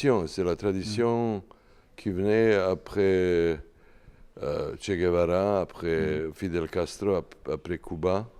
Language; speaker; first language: French; non-native, learner; Serbian